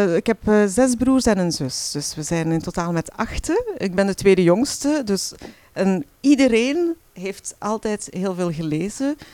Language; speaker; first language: Dutch; early bilingual, other home language; Arabic